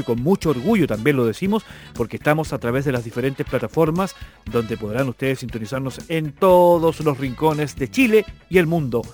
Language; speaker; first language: Spanish; native; Spanish